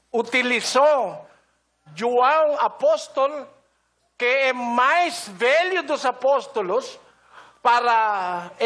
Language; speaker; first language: Portuguese; non-native, learner; Filipino